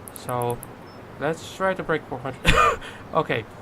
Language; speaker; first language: English; non-native, fluent; Polish